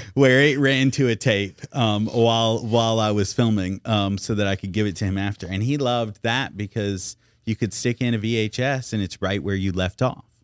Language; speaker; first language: English; native; English